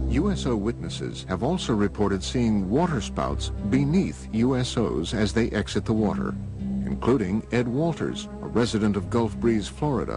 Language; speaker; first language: English; native; English